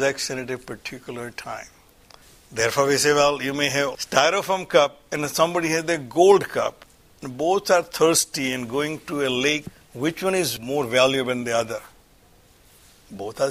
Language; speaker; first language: English; non-native, local second language; Gujarati